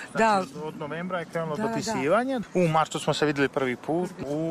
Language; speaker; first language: Serbian; native; Serbian